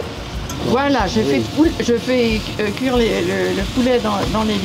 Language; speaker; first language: French; native; French